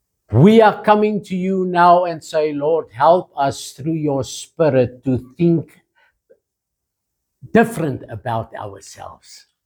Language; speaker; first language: English; non-native, local second language; Afrikaans